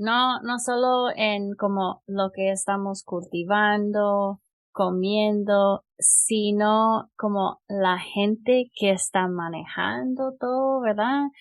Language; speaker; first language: Spanish; non-native, fluent; English